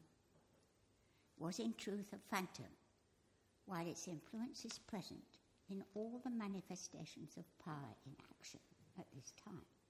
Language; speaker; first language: English; native; English